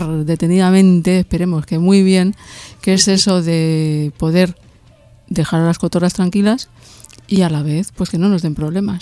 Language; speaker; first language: Spanish; native; Spanish